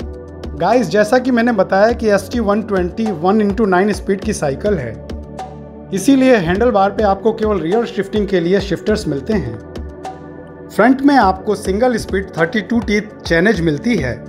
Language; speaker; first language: Hindi; native; Hindi